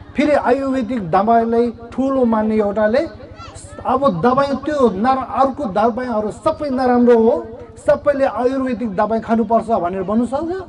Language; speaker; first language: Nepali; non-native, local second language; Tibetan